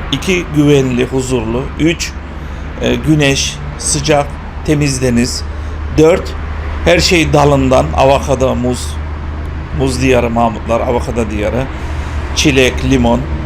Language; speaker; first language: Turkish; native; Turkish